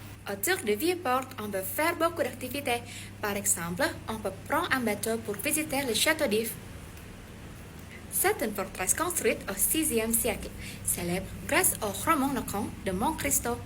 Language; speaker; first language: French; non-native, learner; Indonesian